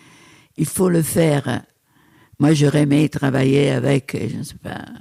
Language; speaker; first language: French; non-native, fluent; Italian